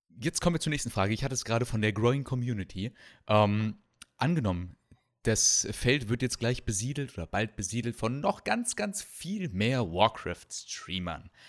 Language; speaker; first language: German; native; German